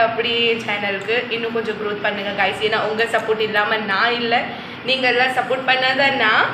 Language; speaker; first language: Tamil; non-native, local second language; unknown